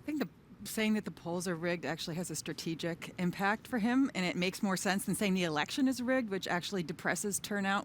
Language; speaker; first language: English; native; English